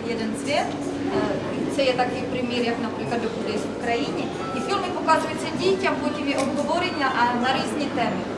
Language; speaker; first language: Ukrainian; non-native, fluent; Czech